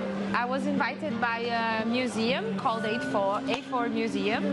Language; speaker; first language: English; non-native, fluent; Portuguese